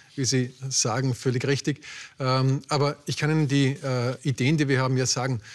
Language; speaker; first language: German; native; German